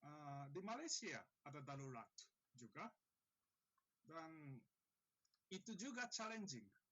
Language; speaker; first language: Indonesian; non-native, learner; Japanese